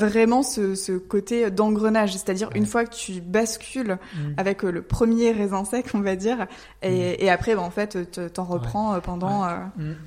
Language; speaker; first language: French; native; French